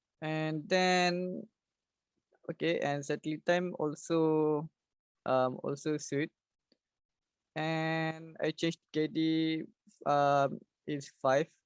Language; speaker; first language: English; non-native, learner; Malay